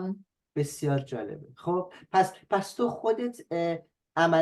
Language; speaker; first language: Persian; native; Persian